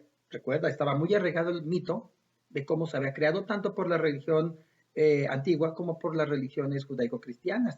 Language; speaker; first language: Spanish; native; Spanish